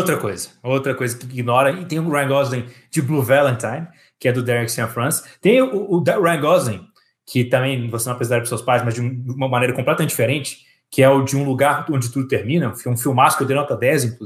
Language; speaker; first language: Portuguese; native; Portuguese